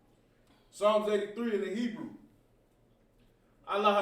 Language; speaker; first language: English; native; English